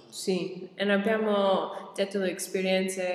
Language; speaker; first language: Italian; non-native, learner; English